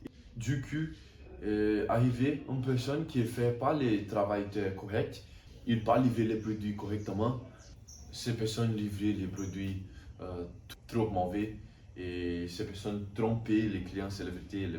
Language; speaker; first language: French; non-native, learner; Portuguese